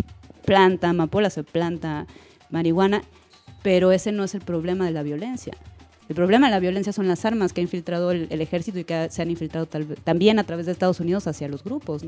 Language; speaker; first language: Spanish; native; Spanish